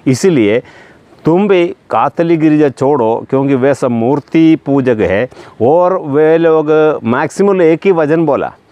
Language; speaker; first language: Hindi; non-native, local second language; Malayalam